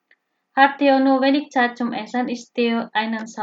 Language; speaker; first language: German; non-native, fluent; Indonesian